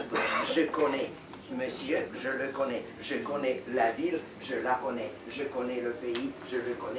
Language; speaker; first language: French; non-native, learner; Russian